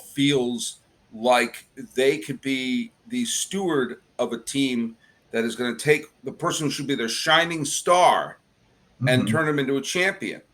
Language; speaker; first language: English; native; English